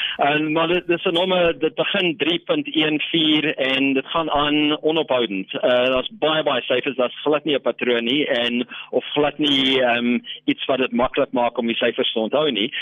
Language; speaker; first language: Afrikaans; non-native, local second language; English